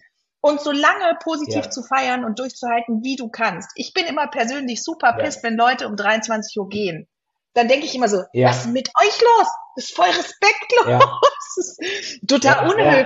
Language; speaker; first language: German; native; German